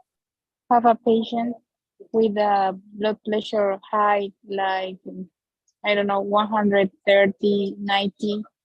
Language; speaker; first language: English; non-native, learner; Spanish